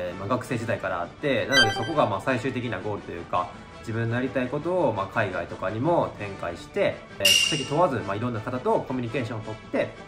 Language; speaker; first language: Japanese; native; Japanese